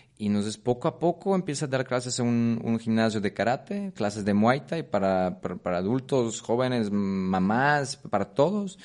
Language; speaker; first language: Spanish; non-native, fluent; Polish